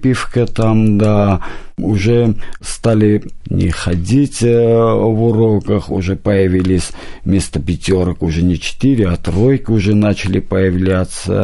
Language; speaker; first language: Russian; non-native, local second language; Armenian